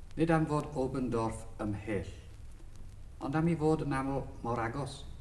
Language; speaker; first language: Welsh; non-native, local second language; English